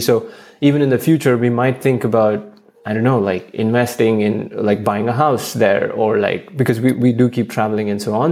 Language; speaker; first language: English; non-native, local second language; Hindi